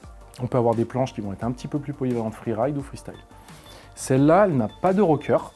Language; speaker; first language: French; native; French